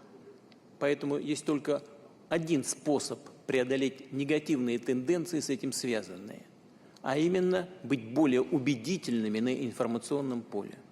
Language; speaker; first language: Russian; native; Russian